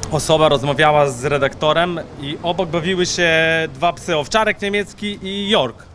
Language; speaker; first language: Polish; native; Polish